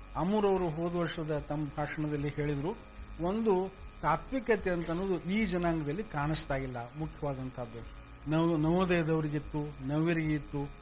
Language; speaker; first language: Kannada; native; Kannada